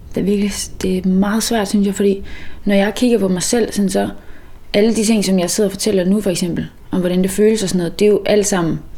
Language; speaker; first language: Danish; native; Danish